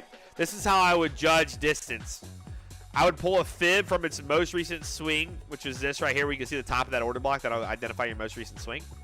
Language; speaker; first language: English; native; English